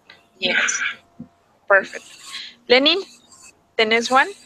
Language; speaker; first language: English; non-native, fluent; Spanish